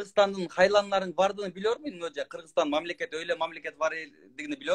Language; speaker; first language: Turkish; non-native, learner; Kyrgyz